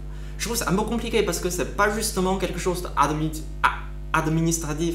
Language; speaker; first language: French; non-native, fluent; Chinese